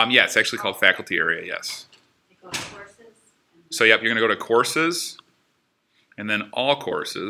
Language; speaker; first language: English; native; English